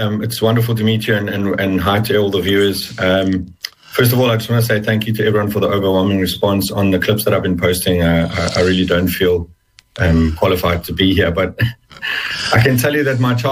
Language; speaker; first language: English; native; English